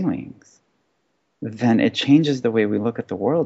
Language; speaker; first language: English; non-native, fluent; Hebrew